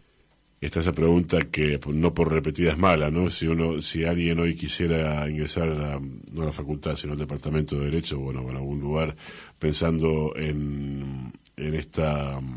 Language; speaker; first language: Spanish; native; Spanish